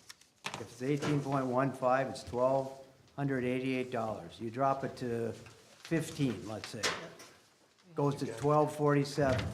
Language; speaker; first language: English; native; English